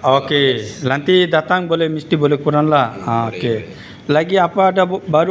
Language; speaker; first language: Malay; non-native, learner; Bangla